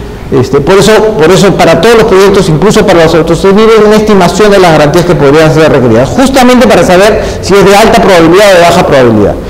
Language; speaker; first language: Spanish; native; Spanish